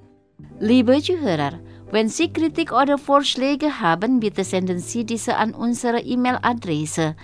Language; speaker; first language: German; non-native, fluent; Indonesian